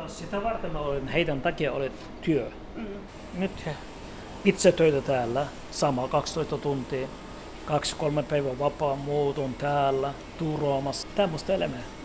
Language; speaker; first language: Finnish; non-native, learner; Turkish